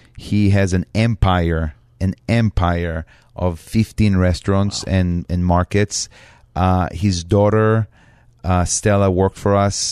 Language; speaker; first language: English; non-native, fluent; Hebrew